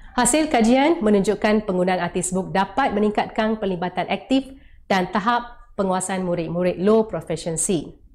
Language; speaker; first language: Malay; non-native, local second language; Tamil